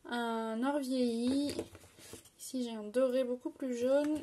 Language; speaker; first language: French; native; French